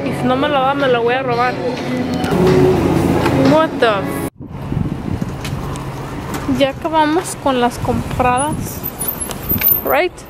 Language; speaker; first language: Spanish; early bilingual, other home language; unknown